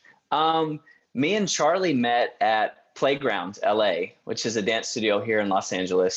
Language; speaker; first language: English; native; English